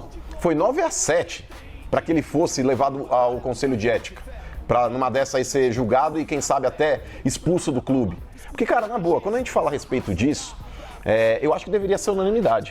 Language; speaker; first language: Portuguese; native; Portuguese